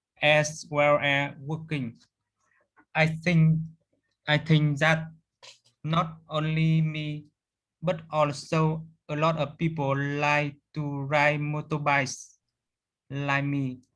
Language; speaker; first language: English; non-native, learner; Vietnamese